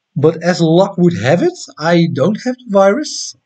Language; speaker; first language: English; non-native, fluent; Dutch